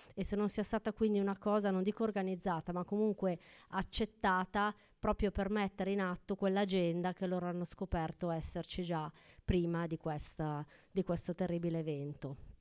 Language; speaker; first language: Italian; native; Italian